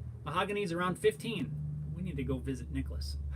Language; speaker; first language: English; native; English